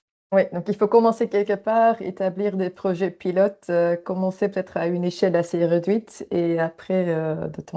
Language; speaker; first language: French; native; French